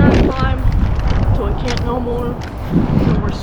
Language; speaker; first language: English; native; English